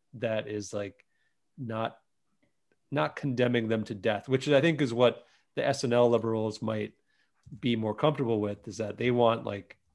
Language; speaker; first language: English; early bilingual, other home language; Greek